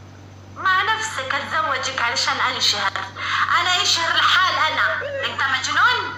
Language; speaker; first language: Arabic; non-native, learner; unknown